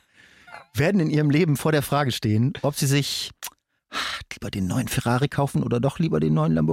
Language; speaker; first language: German; native; German